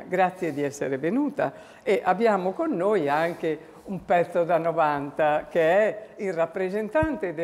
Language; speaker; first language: Italian; native; Italian